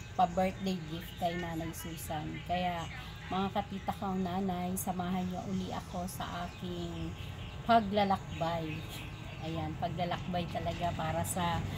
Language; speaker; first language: Filipino; non-native, local second language; Bikol